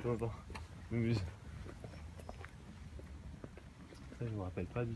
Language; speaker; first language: French; early bilingual, other home language; Japanese